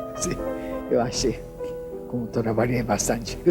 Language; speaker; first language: Portuguese; non-native, fluent; Japanese